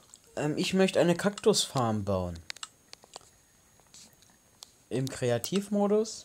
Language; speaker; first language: German; native; German